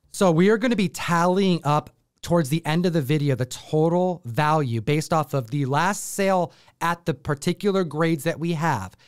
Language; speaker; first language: English; native; English